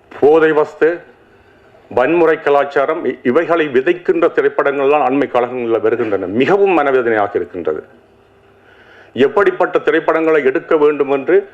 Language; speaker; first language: Tamil; native; Tamil